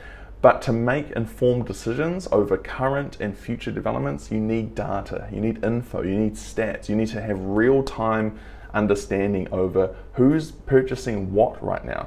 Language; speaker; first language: English; native; English